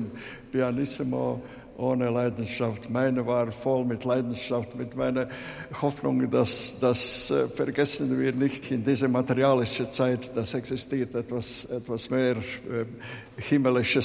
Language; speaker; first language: German; non-native, fluent; Latvian